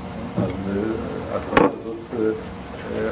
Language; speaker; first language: Hebrew; non-native, learner; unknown